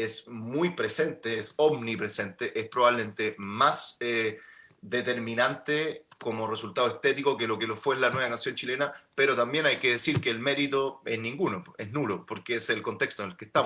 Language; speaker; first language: Spanish; native; Spanish